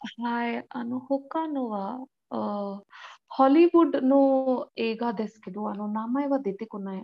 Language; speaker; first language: Japanese; non-native, learner; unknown